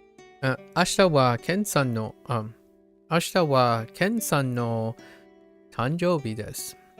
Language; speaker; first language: Japanese; non-native, learner; English